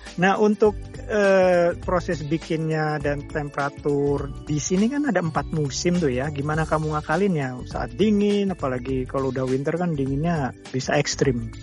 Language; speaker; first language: Indonesian; native; Indonesian